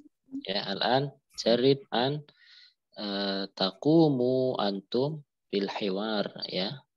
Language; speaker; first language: Arabic; non-native, fluent; Indonesian